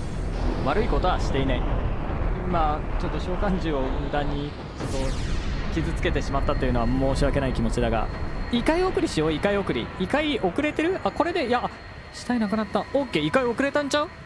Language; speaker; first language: Japanese; native; Japanese